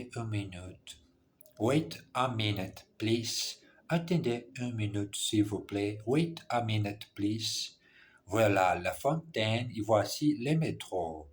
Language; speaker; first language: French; non-native, learner; English